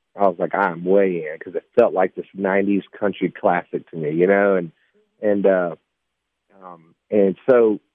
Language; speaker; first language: English; native; English